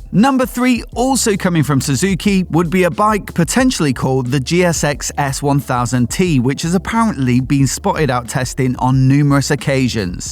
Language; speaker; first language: English; native; English